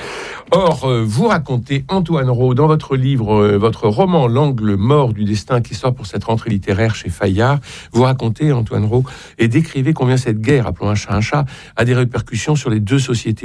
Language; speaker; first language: French; native; French